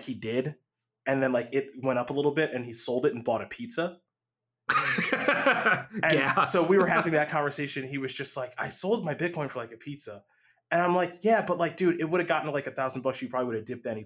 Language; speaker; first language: English; native; English